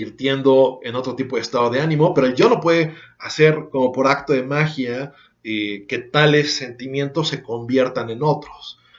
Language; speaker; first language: Spanish; native; Spanish